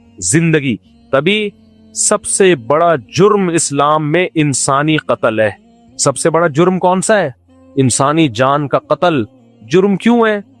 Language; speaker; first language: Urdu; native; Urdu